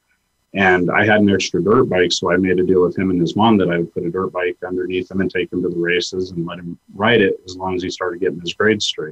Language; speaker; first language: English; native; English